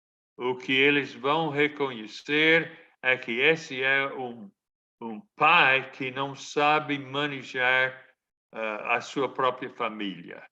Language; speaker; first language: Portuguese; non-native, fluent; English